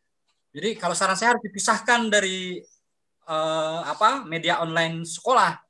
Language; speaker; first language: Indonesian; native; Indonesian